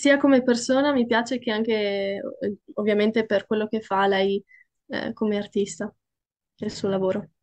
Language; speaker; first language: Italian; native; Italian